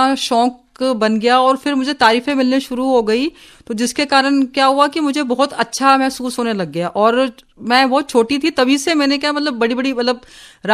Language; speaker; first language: Hindi; native; Hindi